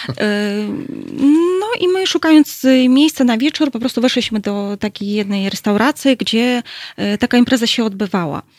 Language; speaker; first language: Polish; early bilingual, heritage; Russian